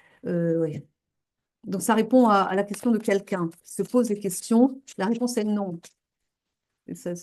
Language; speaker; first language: French; native; French